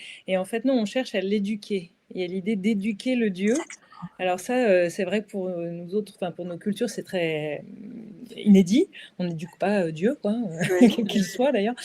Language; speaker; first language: French; native; French